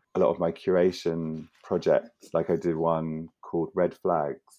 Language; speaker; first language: English; native; English